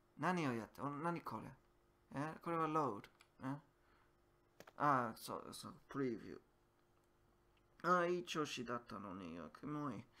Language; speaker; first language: Japanese; non-native, learner; English